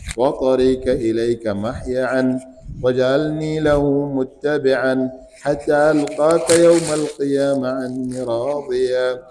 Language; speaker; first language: Arabic; non-native, fluent; Ganda